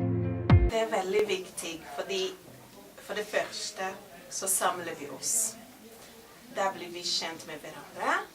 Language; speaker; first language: Norwegian; non-native, fluent; Portuguese